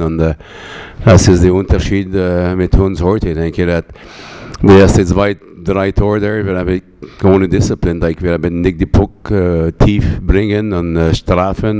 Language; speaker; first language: German; non-native, learner; French